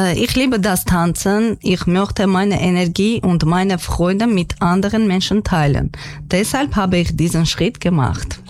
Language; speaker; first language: German; non-native, learner; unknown